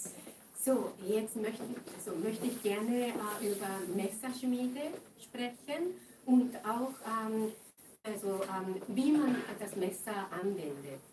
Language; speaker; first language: German; non-native, fluent; Japanese